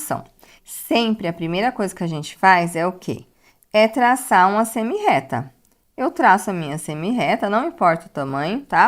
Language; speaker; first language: Portuguese; native; Portuguese